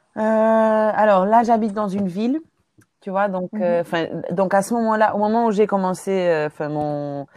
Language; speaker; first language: French; non-native, fluent; Portuguese